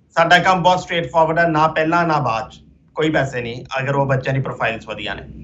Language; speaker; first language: Punjabi; early bilingual, heritage; Punjabi